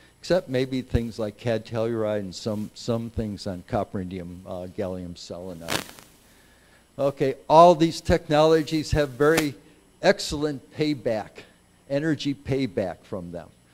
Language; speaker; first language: English; native; English